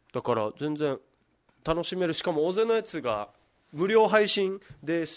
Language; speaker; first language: Japanese; native; Japanese